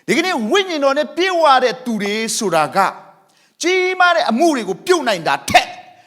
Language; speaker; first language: Burmese; non-native, local second language; Thado Chin